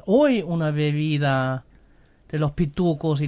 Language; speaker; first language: Spanish; non-native, learner; German